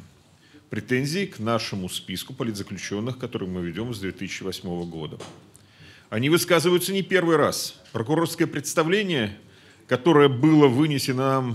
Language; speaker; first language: Russian; native; Russian